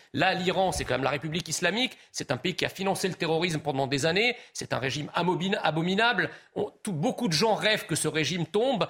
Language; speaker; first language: French; early bilingual, other home language; Arabic